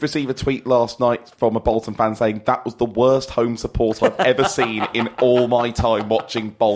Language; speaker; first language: English; native; English